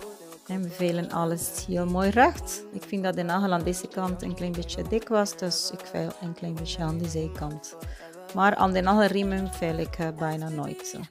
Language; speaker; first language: Dutch; non-native, fluent; Spanish